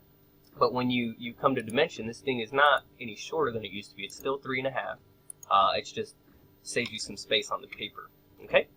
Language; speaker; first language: English; native; English